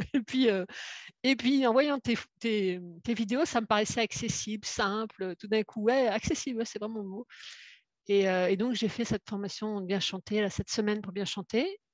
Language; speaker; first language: French; native; French